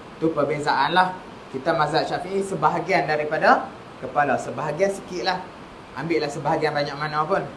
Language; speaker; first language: Malay; native; Malay